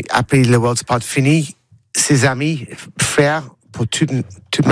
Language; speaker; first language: French; non-native, learner; English